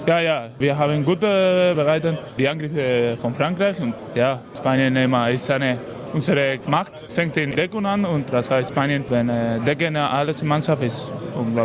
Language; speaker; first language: German; non-native, learner; Spanish